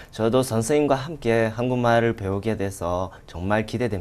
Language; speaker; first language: Korean; non-native, fluent; Russian